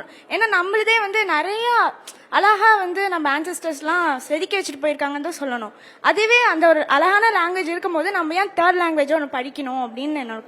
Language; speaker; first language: Tamil; native; Tamil